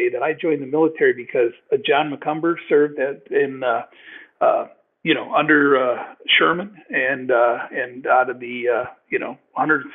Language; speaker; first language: English; native; English